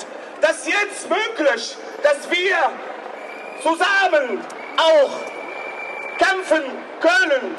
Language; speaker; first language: German; non-native, learner; Arabic